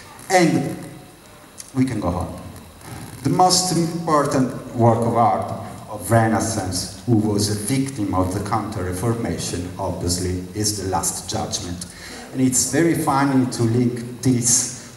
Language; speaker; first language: English; non-native, fluent; Italian